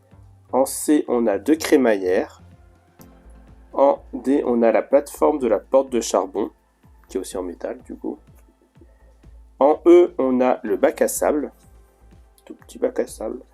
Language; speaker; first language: French; native; French